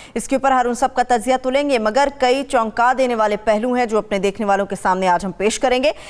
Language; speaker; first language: Urdu; native; Urdu